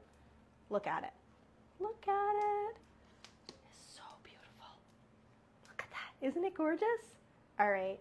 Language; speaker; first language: English; native; English